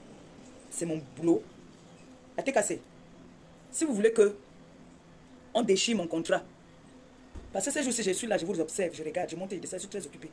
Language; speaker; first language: French; native; French